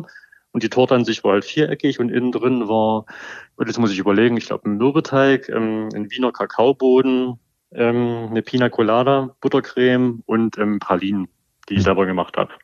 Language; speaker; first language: German; native; German